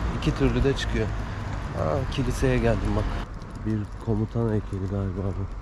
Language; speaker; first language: Turkish; native; Turkish